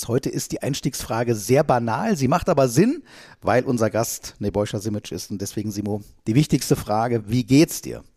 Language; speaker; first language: German; native; German